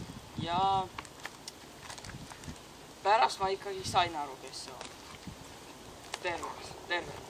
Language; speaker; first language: Estonian; non-native, local second language; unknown